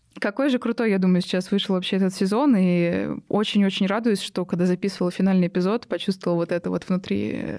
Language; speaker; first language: Russian; native; Russian